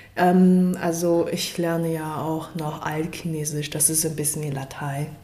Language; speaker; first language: German; non-native, fluent; Chinese